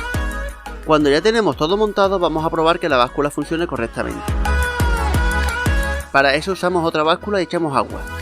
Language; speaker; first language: Spanish; native; Spanish